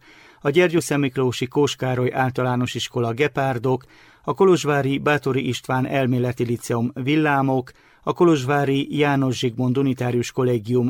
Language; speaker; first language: Hungarian; native; Hungarian